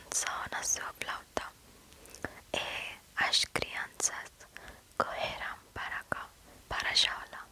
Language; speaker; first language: Portuguese; non-native, learner; English